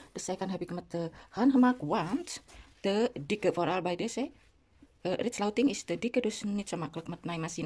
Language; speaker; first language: Dutch; non-native, learner; Indonesian